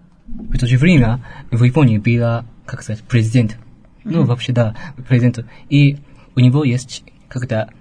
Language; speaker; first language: Russian; non-native, learner; Japanese